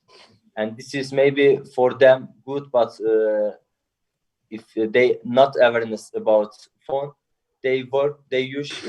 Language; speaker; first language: English; non-native, learner; Turkish